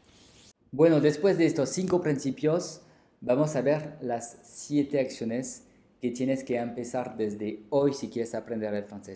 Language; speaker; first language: Spanish; non-native, fluent; French